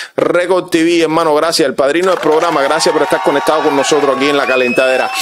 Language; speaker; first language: Spanish; native; Spanish